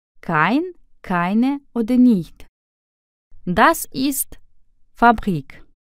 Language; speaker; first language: German; non-native, fluent; Russian